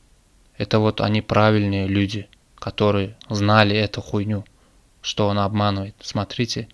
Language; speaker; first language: Russian; non-native, learner; Turkmen